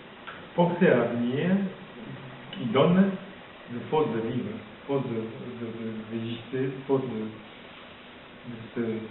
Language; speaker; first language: French; non-native, fluent; Japanese